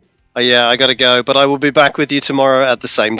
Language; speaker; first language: English; native; English